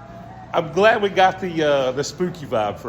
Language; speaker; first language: English; native; English